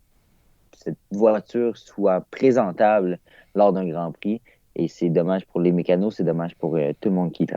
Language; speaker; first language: French; native; French